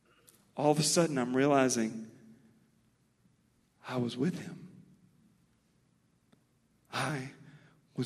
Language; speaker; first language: English; native; English